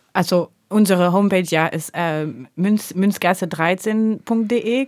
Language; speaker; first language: German; non-native, learner; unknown